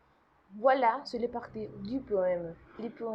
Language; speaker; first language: French; non-native, learner; Spanish